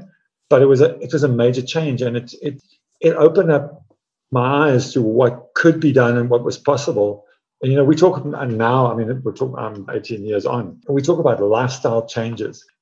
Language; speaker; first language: English; native; English